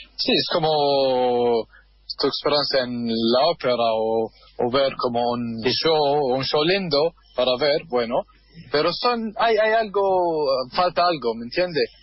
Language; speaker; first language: Spanish; non-native, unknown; Arabic